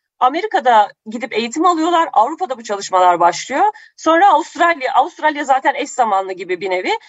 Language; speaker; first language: Turkish; native; Turkish